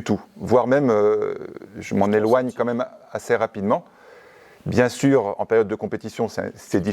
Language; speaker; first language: French; native; French